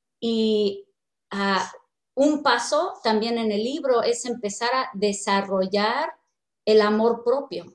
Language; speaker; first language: Spanish; non-native, fluent; English